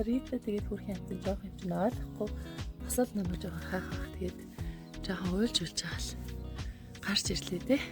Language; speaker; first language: Mongolian; native; Mongolian